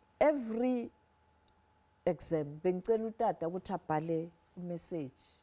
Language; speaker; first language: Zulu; non-native, local second language; Southern Sotho